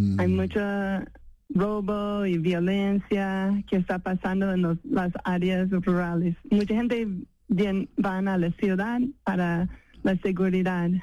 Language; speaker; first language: Spanish; non-native, fluent; English